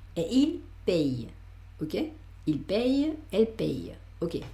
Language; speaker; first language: French; non-native, fluent; Spanish